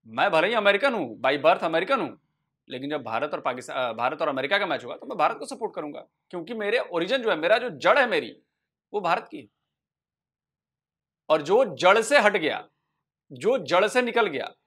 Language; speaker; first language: Hindi; native; Hindi